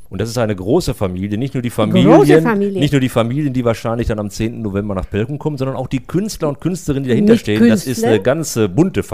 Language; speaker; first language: German; native; German